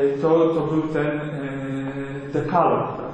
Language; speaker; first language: Polish; native; Polish